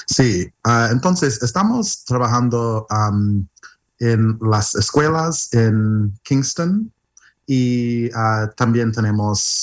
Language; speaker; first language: Spanish; non-native, learner; English